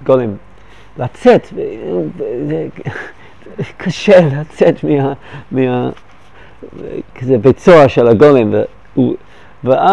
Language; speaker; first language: Hebrew; non-native, fluent; English